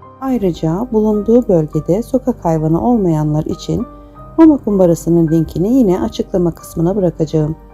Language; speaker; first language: Turkish; native; Turkish